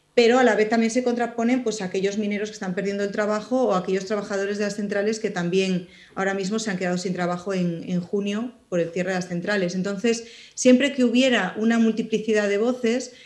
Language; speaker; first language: Spanish; native; Spanish